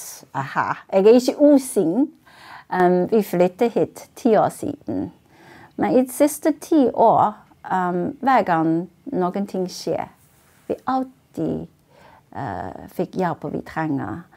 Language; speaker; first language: Norwegian; non-native, fluent; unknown